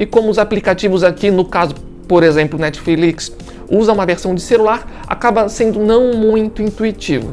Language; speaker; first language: Portuguese; native; Portuguese